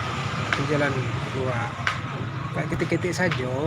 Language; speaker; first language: Indonesian; non-native, local second language; Minangkabau